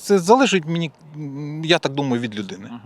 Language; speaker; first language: Ukrainian; native; Ukrainian